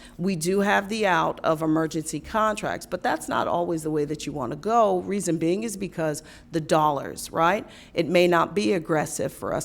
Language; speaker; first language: English; native; English